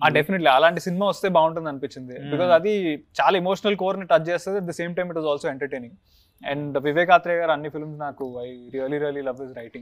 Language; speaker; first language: Telugu; native; Telugu